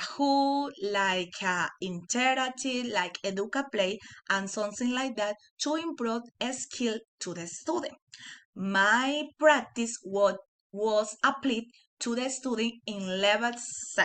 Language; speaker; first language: English; non-native, learner; Spanish